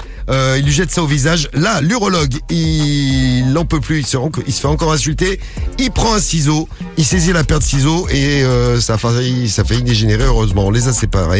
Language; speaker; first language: French; native; French